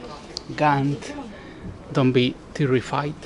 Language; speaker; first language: English; non-native, learner; Spanish